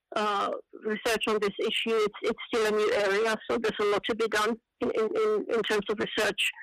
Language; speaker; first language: English; non-native, fluent; Finnish